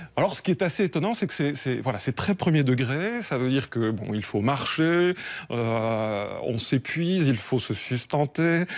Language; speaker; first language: French; native; French